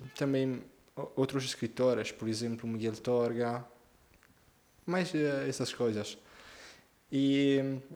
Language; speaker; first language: Portuguese; non-native, learner; Italian